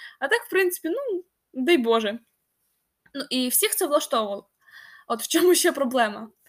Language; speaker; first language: Ukrainian; non-native, local second language; Russian